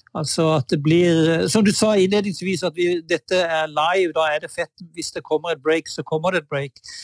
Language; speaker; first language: Norwegian; native; Norwegian